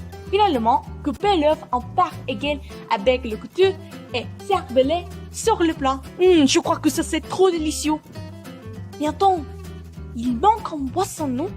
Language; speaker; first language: French; non-native, learner; Spanish